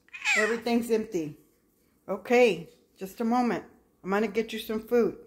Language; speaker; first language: English; native; English